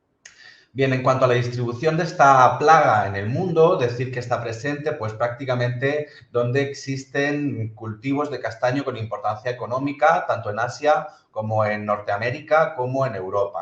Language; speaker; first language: Spanish; native; Spanish